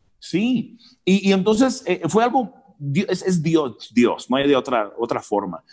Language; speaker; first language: Spanish; early bilingual, other home language; English